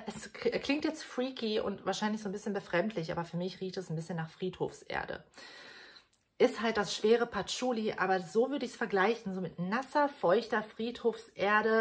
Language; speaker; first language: German; native; German